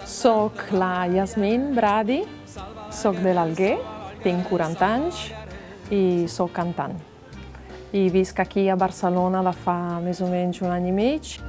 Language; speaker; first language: Catalan; non-native, local second language; German